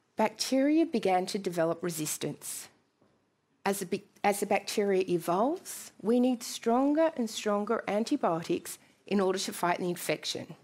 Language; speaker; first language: English; native; English